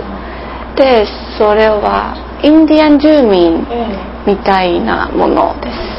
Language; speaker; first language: Japanese; non-native, learner; English